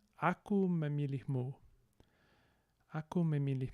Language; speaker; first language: Indonesian; non-native, learner; English